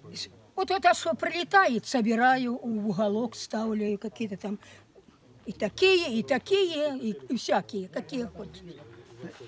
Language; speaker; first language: Russian; native; Russian